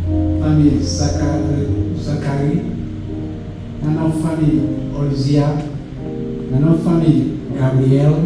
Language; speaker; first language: French; non-native, local second language; Haitian Creole